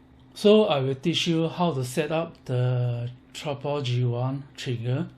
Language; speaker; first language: English; non-native, learner; Chinese